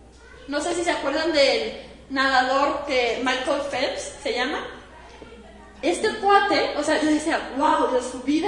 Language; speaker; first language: Spanish; native; Spanish